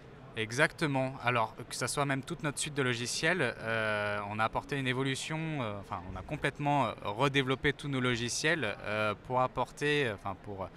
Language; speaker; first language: French; native; French